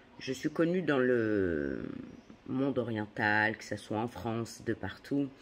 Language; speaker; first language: French; native; French